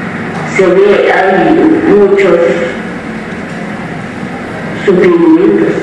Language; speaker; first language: Spanish; non-native, local second language; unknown